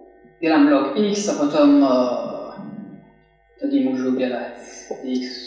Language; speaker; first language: Czech; non-native, fluent; French